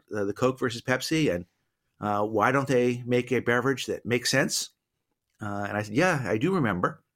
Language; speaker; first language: English; native; English